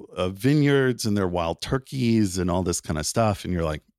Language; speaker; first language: English; native; English